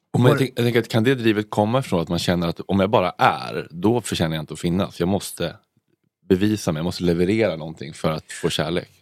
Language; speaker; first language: Swedish; native; Swedish